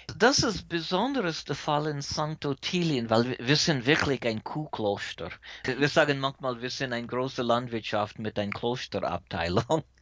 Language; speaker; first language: German; non-native, fluent; English